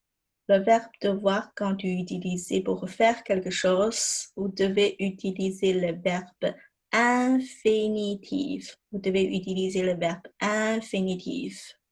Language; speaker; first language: French; non-native, fluent; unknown